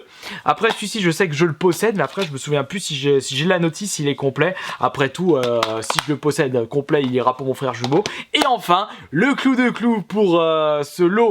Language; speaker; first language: French; native; French